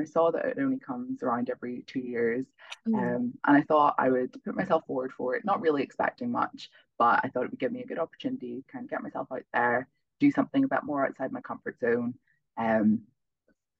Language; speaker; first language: English; native; English